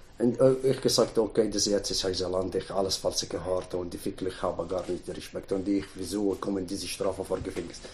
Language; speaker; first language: German; non-native, learner; Arabic